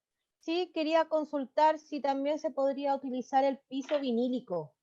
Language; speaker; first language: Spanish; native; Spanish